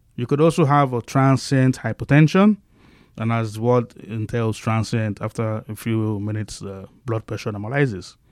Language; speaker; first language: English; non-native, local second language; Igbo